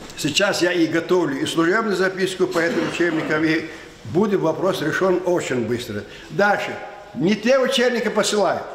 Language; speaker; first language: Russian; non-native, local second language; Lezghian